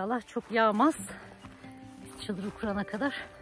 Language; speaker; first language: Turkish; native; Turkish